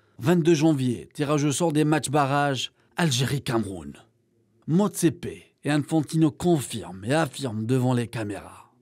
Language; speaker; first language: French; non-native, local second language; Arabic